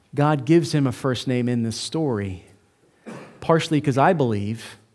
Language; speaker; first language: English; native; English